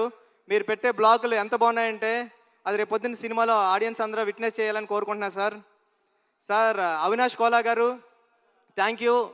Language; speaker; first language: Telugu; native; Telugu